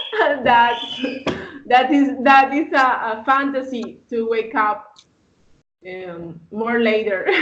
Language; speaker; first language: English; non-native, learner; Spanish